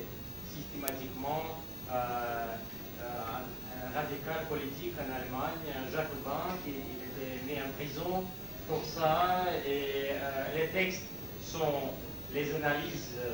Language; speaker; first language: French; non-native, fluent; Russian